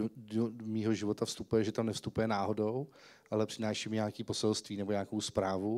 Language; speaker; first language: Czech; native; Czech